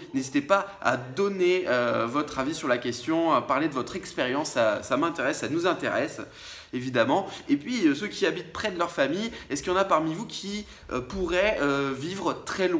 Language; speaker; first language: French; native; French